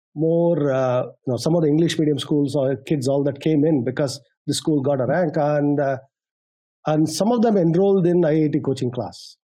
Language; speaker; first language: English; non-native, local second language; Tamil